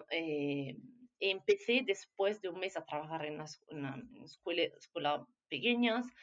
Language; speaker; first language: Spanish; non-native, fluent; Italian